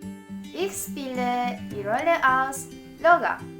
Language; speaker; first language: German; non-native, learner; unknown